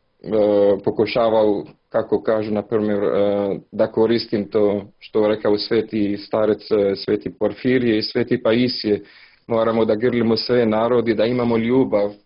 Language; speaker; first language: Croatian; non-native, learner; Arabic